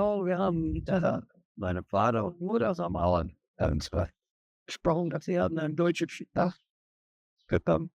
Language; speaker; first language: German; early bilingual, heritage; German